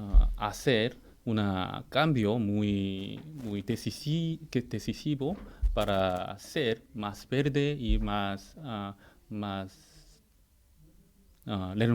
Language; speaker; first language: Spanish; non-native, fluent; Korean